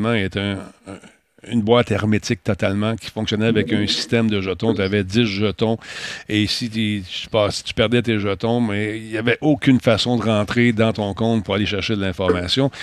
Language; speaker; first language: French; native; French